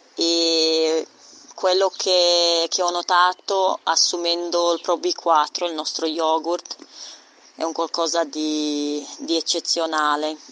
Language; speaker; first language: Italian; non-native, fluent; Romanian